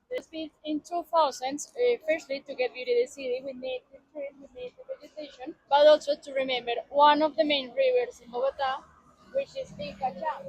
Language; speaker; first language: English; non-native, fluent; Spanish